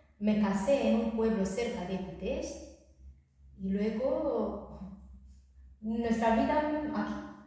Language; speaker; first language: Spanish; non-native, fluent; Romanian